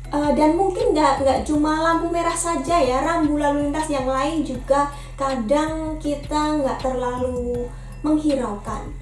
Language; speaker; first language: Indonesian; native; Indonesian